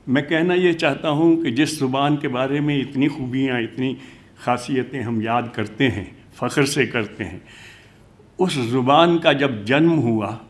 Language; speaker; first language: Urdu; non-native, local second language; Hindi